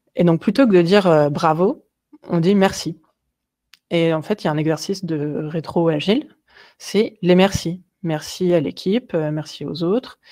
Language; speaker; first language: French; native; French